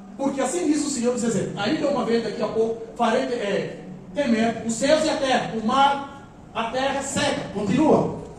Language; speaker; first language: Portuguese; non-native, local second language; Upper Guinea Crioulo